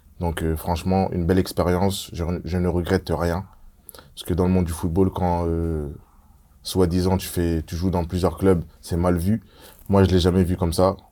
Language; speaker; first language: French; early bilingual, other home language; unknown